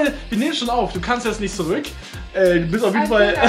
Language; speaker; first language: German; native; German